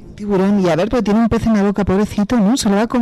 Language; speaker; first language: Spanish; native; Spanish